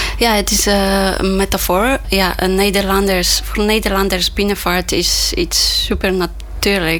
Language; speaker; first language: Dutch; non-native, fluent; Polish